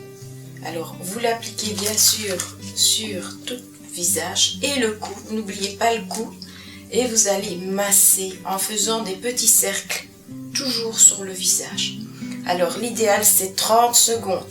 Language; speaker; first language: French; native; French